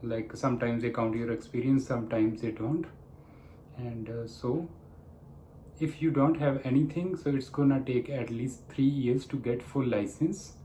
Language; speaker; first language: English; non-native, local second language; Punjabi